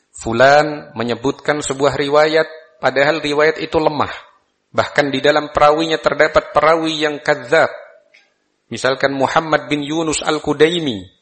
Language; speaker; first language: Malay; non-native, local second language; Javanese